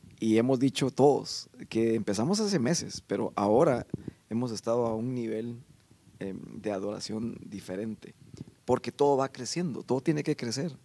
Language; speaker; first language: Spanish; native; Spanish